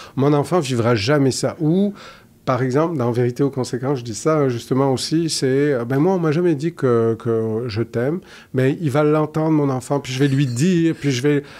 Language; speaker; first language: French; native; French